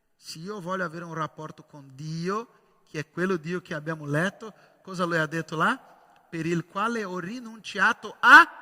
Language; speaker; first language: Italian; non-native, fluent; Portuguese